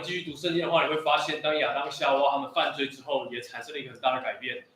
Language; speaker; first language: Chinese; native; Chinese